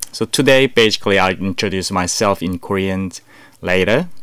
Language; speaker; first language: English; non-native, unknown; Korean